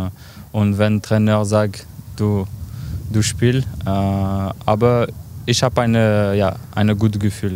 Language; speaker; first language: German; non-native, learner; French